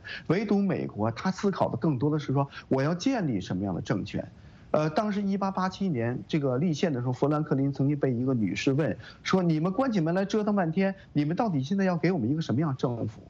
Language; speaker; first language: Chinese; native; Chinese